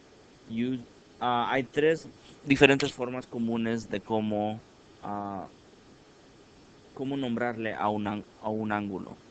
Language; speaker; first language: Spanish; early bilingual, heritage; Spanish